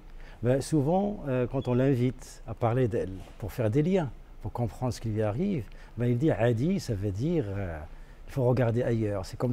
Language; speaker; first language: French; non-native, local second language; Arabic